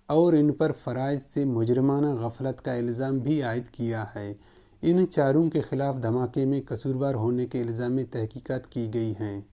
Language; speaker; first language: Urdu; non-native, local second language; Baluchi